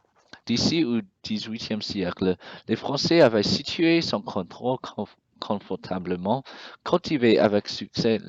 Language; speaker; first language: French; non-native, learner; English